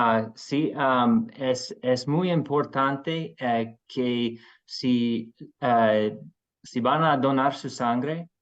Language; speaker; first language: Spanish; non-native, fluent; English